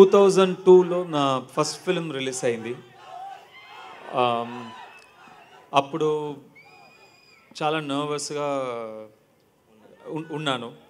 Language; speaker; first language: Telugu; non-native, learner; Tamil